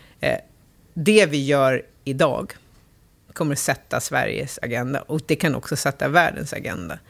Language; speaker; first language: Swedish; native; Swedish